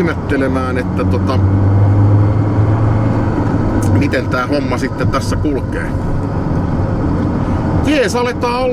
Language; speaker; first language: Finnish; native; Finnish